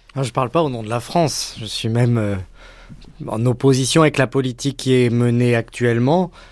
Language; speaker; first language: French; native; French